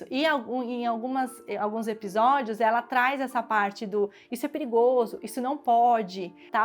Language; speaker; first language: Portuguese; native; Portuguese